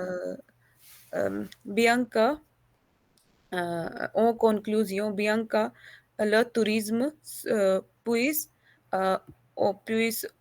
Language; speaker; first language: French; non-native, learner; Hindi